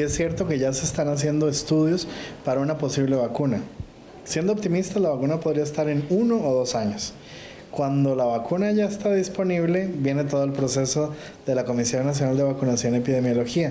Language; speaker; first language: Spanish; native; Spanish